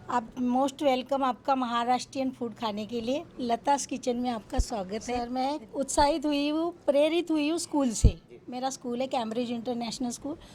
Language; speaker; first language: Hindi; non-native, local second language; Marathi